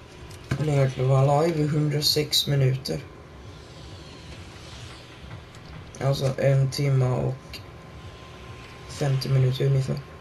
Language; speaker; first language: Swedish; native; Swedish